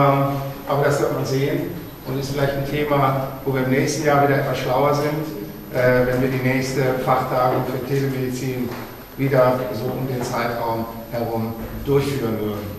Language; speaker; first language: German; native; German